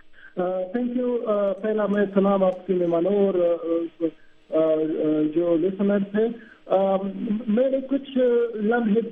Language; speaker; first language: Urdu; non-native, fluent; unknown